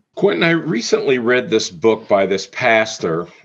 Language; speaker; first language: English; native; English